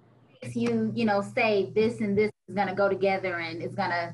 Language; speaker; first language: English; native; English